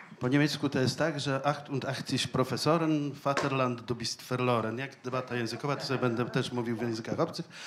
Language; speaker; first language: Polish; native; Polish